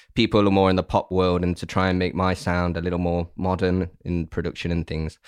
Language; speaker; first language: English; native; English